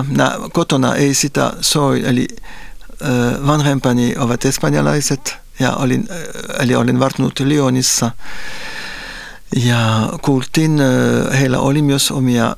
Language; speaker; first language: Finnish; non-native, fluent; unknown